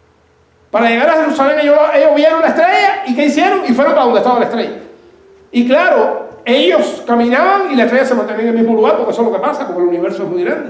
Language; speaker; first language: Spanish; native; Spanish